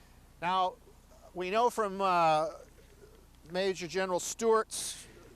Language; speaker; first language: English; native; English